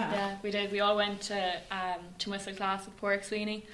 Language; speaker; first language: English; native; English